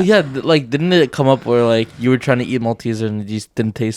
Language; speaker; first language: English; native; English